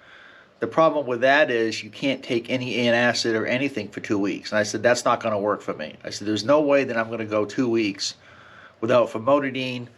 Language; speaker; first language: English; native; English